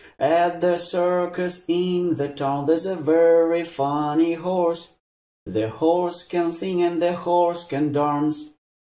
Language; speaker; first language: English; non-native, fluent; Russian